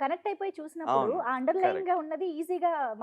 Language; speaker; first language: Telugu; native; Telugu